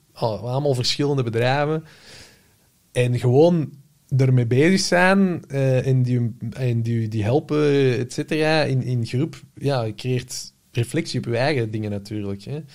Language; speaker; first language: Dutch; native; Dutch